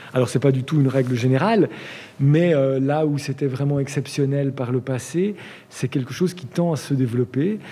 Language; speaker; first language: French; native; French